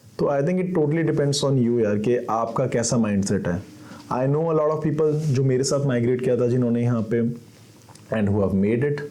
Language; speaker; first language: Hindi; native; Hindi